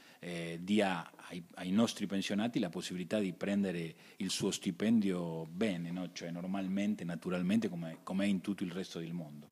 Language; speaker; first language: Italian; early bilingual, heritage; Spanish